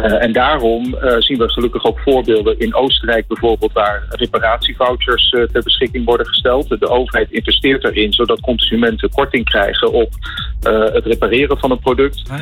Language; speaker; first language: Dutch; native; Dutch